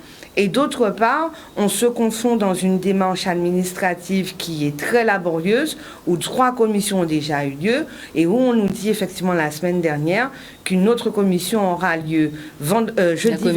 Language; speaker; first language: French; native; French